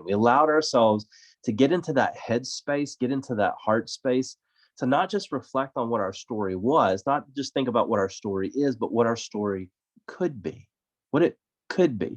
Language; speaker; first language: English; native; English